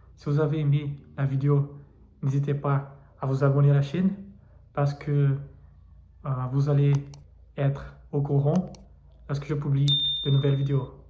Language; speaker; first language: French; non-native, fluent; Portuguese